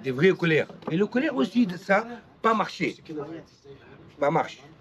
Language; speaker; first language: French; non-native, learner; Arabic